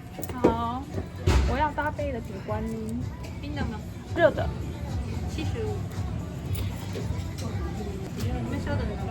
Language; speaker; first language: Chinese; non-native, fluent; Korean